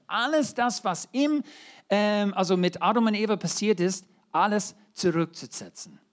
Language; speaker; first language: German; non-native, fluent; English